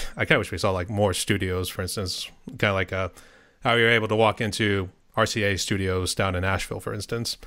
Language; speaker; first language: English; native; English